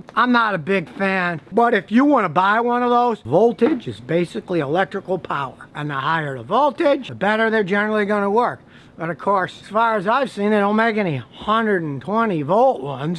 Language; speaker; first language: English; native; English